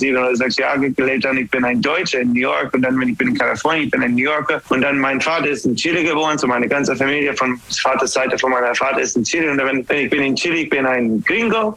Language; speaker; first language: German; non-native, learner; English